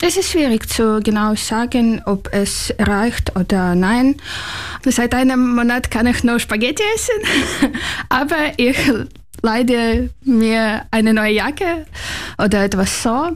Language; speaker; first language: German; non-native, learner; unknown